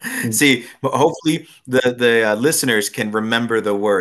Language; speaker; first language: English; native; English